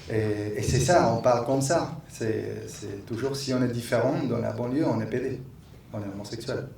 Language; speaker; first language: French; non-native, fluent; Spanish